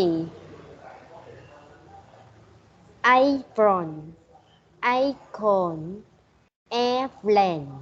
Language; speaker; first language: English; non-native, learner; Vietnamese